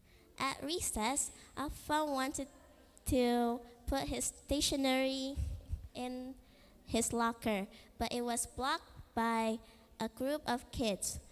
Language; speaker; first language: English; non-native, learner; Indonesian